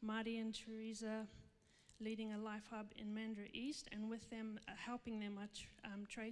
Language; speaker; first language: English; native; English